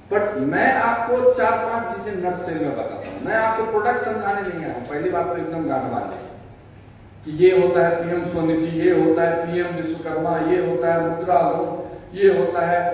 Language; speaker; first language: Hindi; native; Hindi